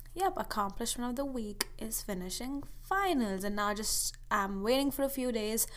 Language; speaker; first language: English; non-native, local second language; Hindi